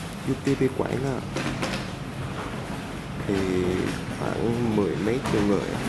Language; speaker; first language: Vietnamese; non-native, fluent; Japanese